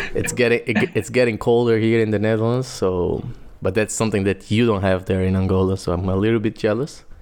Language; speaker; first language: English; non-native, fluent; Portuguese